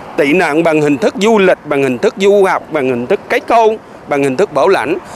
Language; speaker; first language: Vietnamese; native; Vietnamese